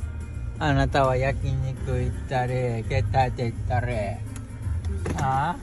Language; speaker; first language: Japanese; native; Japanese